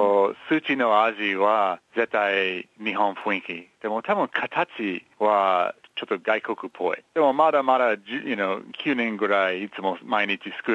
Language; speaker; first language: Japanese; non-native, learner; English